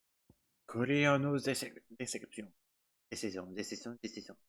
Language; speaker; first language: French; native; French